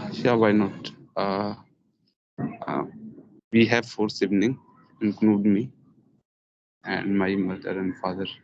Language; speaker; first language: English; non-native, learner; Hindi